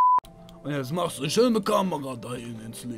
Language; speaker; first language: German; native; German